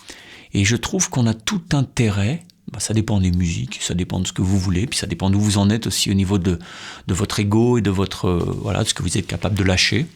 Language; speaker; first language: French; native; French